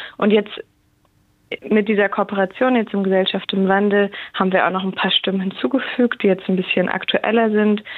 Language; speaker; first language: German; native; German